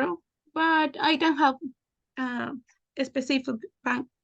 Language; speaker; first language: English; non-native, learner; Spanish